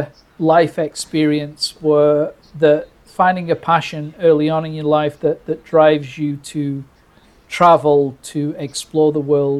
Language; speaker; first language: English; native; English